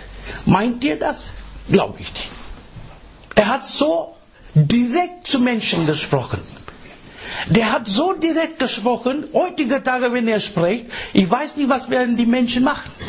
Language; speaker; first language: German; non-native, fluent; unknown